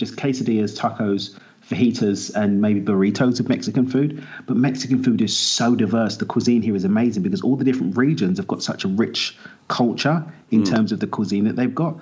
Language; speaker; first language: English; native; English